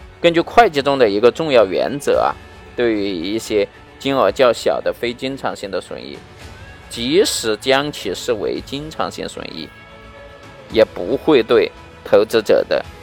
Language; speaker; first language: Chinese; native; Chinese